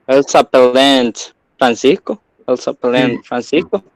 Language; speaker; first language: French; non-native, learner; Spanish